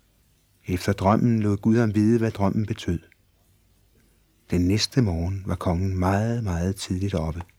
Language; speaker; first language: Danish; native; Danish